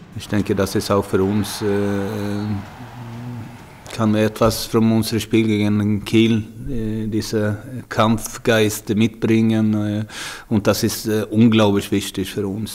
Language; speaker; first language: German; non-native, fluent; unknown